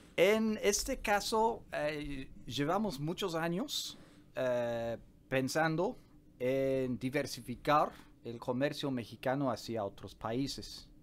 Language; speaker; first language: Spanish; non-native, fluent; English